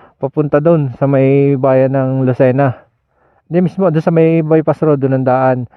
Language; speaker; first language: Filipino; native; Filipino